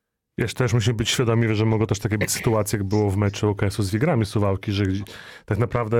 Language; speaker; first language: Polish; native; Polish